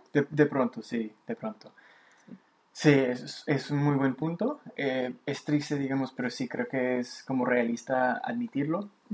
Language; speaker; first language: Spanish; native; Spanish